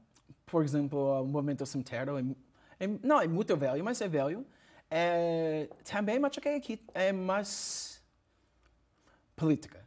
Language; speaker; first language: Portuguese; non-native, learner; English